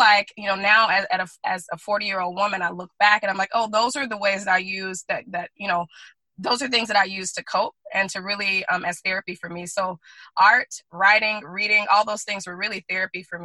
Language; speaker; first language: English; native; English